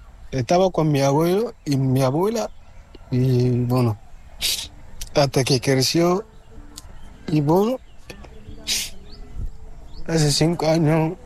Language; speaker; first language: Spanish; non-native, learner; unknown